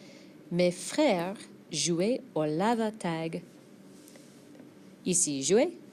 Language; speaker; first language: French; non-native, fluent; English